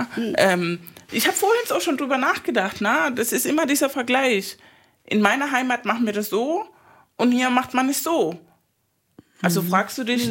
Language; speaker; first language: German; non-native, fluent; Spanish